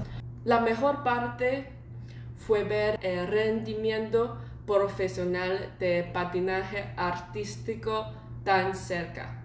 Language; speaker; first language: Spanish; non-native, learner; Chinese